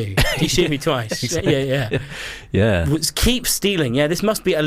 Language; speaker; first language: English; native; English